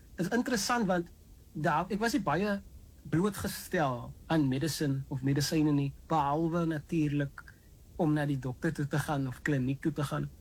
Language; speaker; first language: Afrikaans; native; Afrikaans